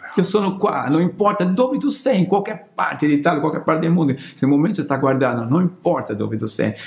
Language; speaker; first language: Italian; non-native, learner; Portuguese